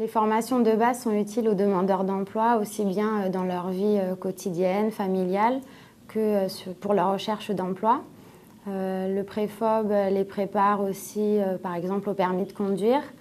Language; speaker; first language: French; native; French